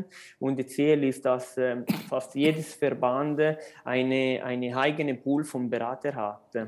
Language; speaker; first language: German; non-native, local second language; Italian